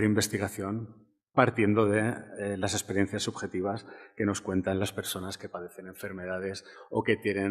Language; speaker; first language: Spanish; native; Spanish